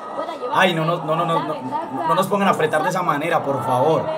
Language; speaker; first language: Spanish; native; Spanish